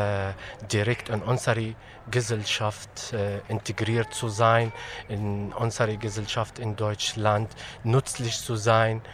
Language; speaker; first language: German; non-native, fluent; Arabic